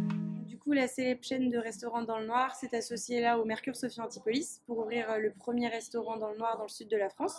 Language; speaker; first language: French; native; French